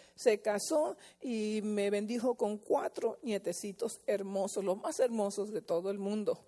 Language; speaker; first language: Spanish; early bilingual, heritage; Spanish